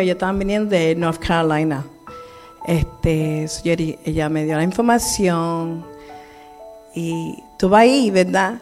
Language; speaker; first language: Spanish; early bilingual, heritage; Spanish